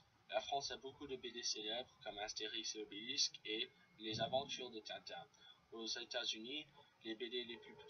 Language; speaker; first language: French; non-native, learner; English